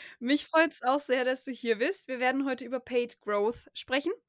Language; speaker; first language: German; native; German